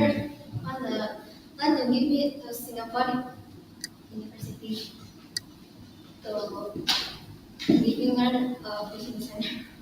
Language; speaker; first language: English; non-native, learner; Indonesian